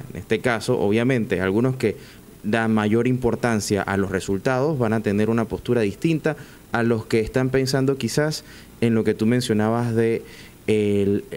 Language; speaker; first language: Spanish; native; Spanish